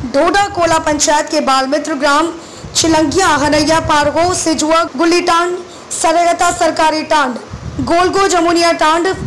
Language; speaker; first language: Hindi; native; Hindi